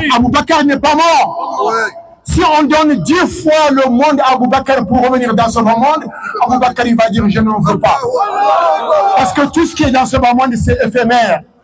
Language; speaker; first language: French; non-native, local second language; Soninke